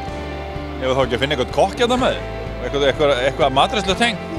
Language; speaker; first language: Icelandic; native; Icelandic